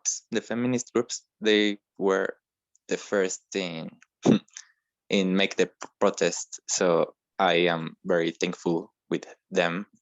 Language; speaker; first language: English; non-native, learner; Spanish